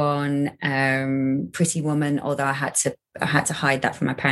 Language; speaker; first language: English; native; English